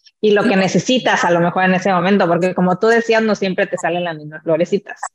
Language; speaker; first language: Spanish; native; Spanish